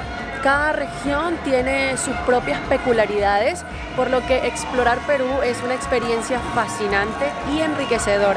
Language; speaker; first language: Spanish; native; Spanish